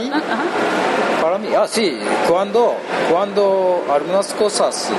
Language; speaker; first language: Spanish; non-native, learner; Japanese